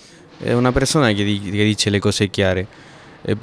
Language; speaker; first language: Italian; non-native, fluent; Spanish